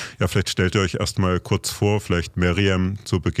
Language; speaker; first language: German; native; German